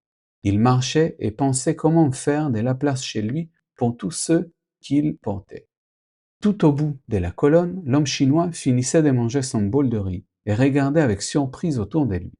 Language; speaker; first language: French; non-native, fluent; Spanish